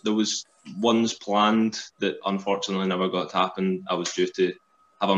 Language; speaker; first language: English; native; English